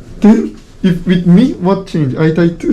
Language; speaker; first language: English; non-native, learner; Korean